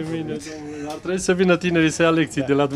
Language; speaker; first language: Romanian; native; Romanian